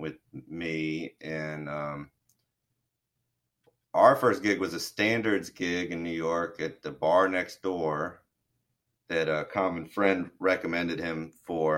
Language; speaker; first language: English; native; English